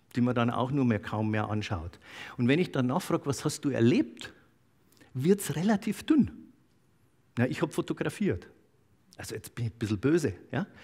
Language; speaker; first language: German; native; German